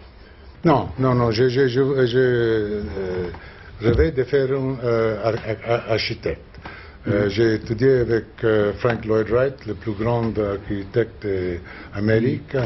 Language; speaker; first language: French; non-native, learner; Spanish